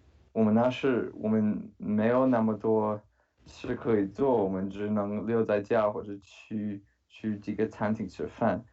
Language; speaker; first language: Chinese; non-native, fluent; English